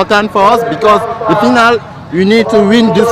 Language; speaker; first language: English; non-native, learner; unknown